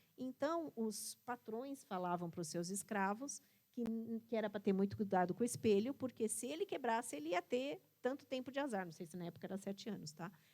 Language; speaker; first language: Portuguese; early bilingual, other home language; Italian